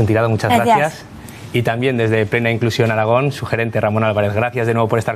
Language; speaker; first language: Spanish; native; Spanish